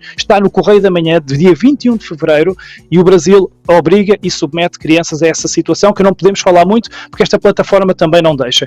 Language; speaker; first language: Portuguese; native; Portuguese